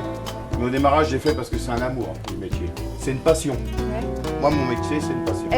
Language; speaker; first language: French; native; French